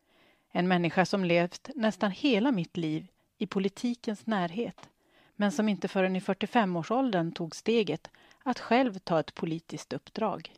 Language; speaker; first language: Swedish; native; Swedish